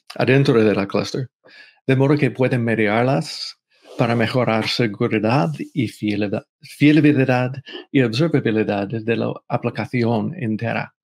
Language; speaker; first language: Spanish; non-native, fluent; English